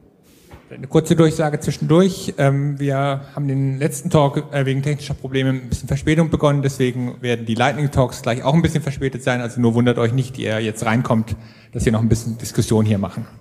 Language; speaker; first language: German; native; German